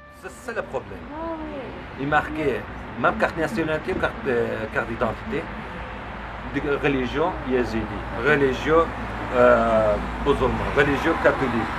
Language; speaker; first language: French; non-native, learner; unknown